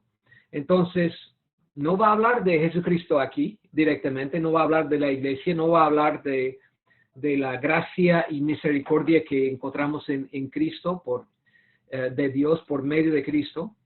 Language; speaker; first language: Spanish; non-native, fluent; English